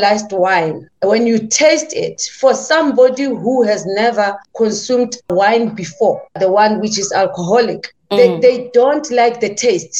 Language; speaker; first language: English; non-native, local second language; Southern Sotho